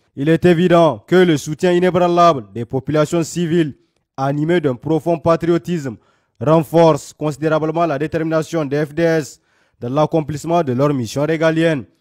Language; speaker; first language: French; non-native, local second language; Hausa